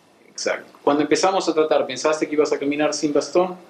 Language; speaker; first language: Spanish; native; Spanish